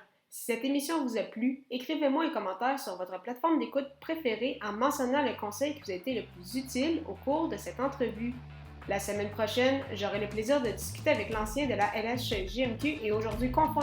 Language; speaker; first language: French; native; French